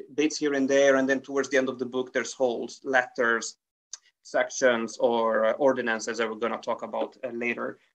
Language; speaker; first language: English; non-native, fluent; Italian